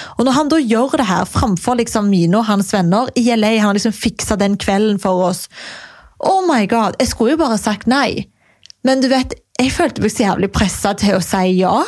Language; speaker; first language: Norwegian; native; Norwegian